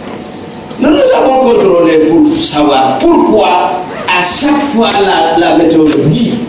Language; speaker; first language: French; non-native, local second language; Wolof